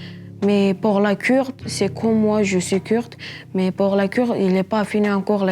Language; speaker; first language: French; non-native, learner; Kurdish